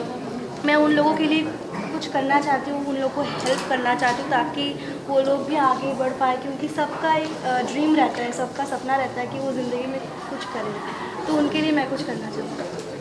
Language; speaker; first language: Hindi; non-native, local second language; Bangla